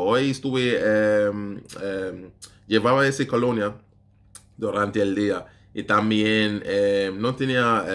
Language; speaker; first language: Spanish; non-native, learner; English